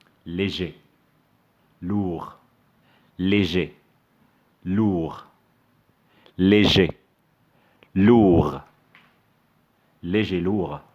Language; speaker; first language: French; non-native, fluent; Arabic